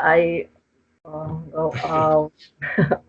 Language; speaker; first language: English; non-native, learner; Spanish